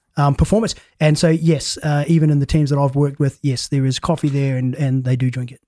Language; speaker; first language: English; native; English